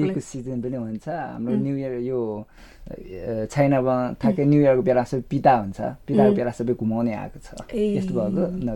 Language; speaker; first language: Nepali; non-native, learner; Chinese